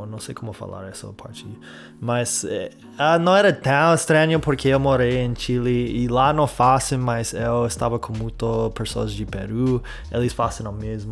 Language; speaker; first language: Portuguese; non-native, fluent; English